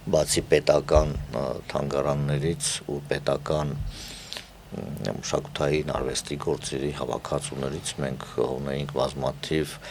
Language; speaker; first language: Armenian; native; Armenian